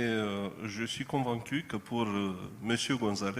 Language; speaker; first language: French; non-native, fluent; Romanian